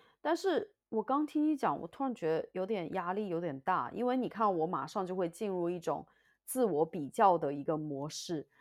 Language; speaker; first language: Chinese; native; Chinese